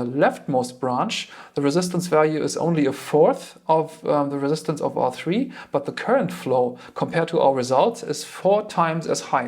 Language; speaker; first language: English; non-native, fluent; German